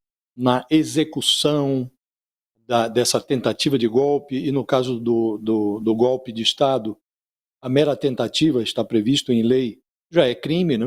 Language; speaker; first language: Portuguese; native; Portuguese